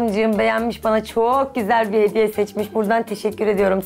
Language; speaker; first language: Turkish; native; Turkish